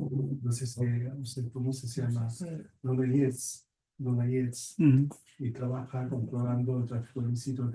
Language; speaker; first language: Spanish; non-native, fluent; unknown